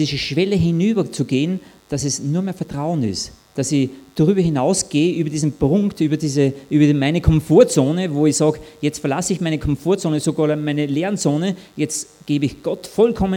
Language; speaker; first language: German; native; German